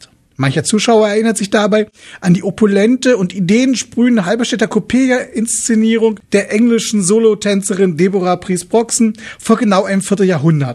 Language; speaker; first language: German; native; German